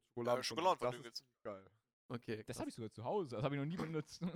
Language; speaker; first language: German; early bilingual, other home language; Polish